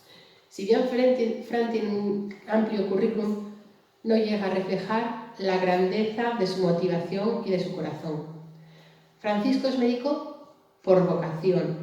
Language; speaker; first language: Spanish; native; Spanish